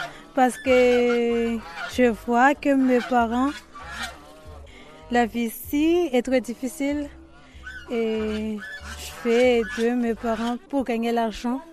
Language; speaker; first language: French; non-native, local second language; Malagasy